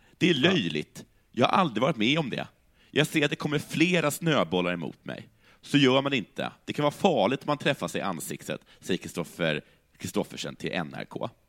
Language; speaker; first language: Swedish; native; Swedish